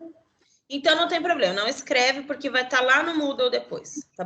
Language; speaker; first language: Portuguese; native; Portuguese